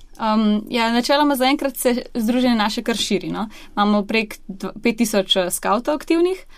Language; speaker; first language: Slovenian; native; Slovenian